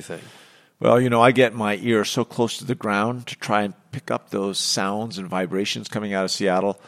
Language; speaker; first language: English; native; English